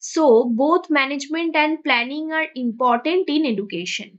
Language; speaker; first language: English; non-native, local second language; Bangla